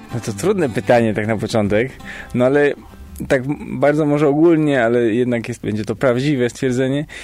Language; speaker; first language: Polish; native; Polish